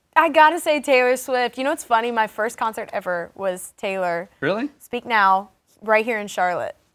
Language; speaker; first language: English; native; English